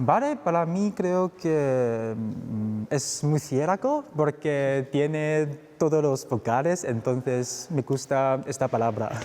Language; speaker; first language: Spanish; non-native, fluent; Chinese